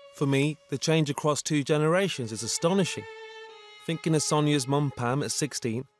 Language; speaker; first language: English; native; English